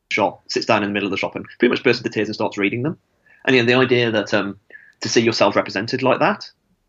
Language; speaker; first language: English; native; English